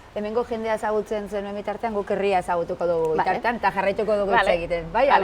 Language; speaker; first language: Basque; native; Basque